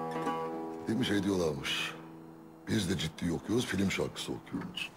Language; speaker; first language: Turkish; native; Turkish